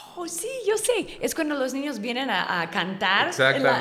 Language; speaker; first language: Spanish; non-native, fluent; English